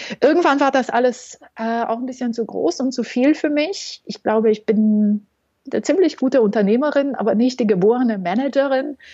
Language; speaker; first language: German; non-native, fluent; Romanian